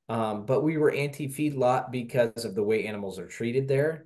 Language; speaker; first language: English; native; English